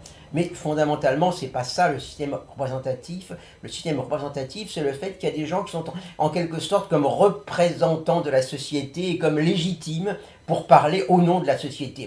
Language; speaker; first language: French; native; French